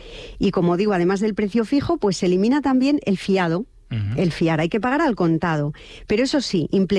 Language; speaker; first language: Spanish; native; Spanish